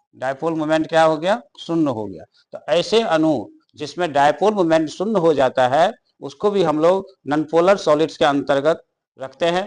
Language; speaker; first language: Hindi; native; Hindi